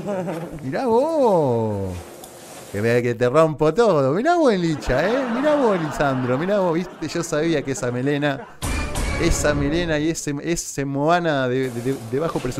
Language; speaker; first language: Spanish; native; Spanish